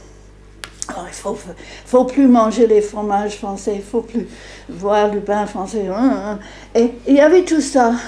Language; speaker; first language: French; non-native, fluent; English